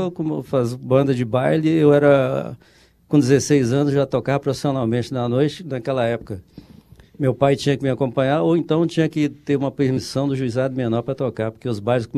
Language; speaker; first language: Portuguese; native; Portuguese